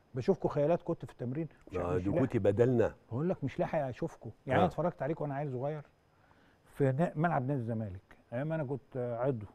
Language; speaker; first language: Arabic; native; Arabic